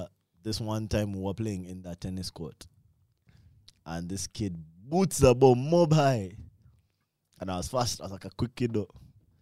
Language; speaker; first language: English; non-native, local second language; Ganda